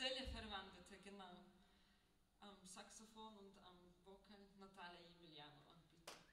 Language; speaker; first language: German; non-native, learner; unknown